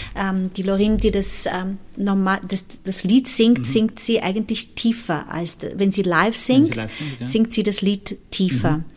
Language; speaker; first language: German; non-native, fluent; Portuguese